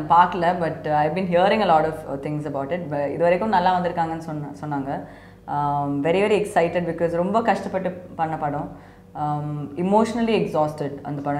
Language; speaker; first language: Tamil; non-native, fluent; Malayalam